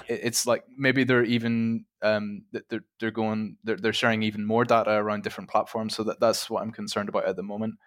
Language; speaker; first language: English; native; English